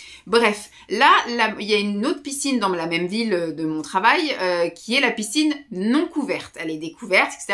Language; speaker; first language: French; native; French